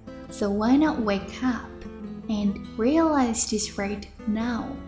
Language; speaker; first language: English; non-native, fluent; Chinese